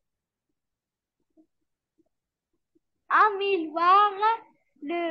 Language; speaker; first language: French; non-native, local second language; Arabic